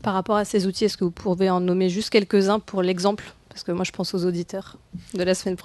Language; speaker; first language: French; native; French